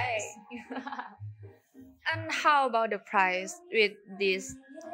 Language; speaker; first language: English; non-native, learner; Thai